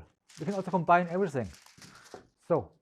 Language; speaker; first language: English; non-native, fluent; German